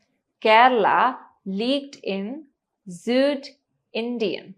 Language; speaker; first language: German; non-native, fluent; Hindi